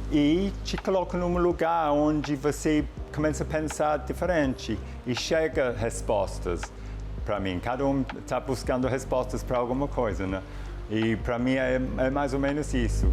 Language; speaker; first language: Portuguese; non-native, fluent; English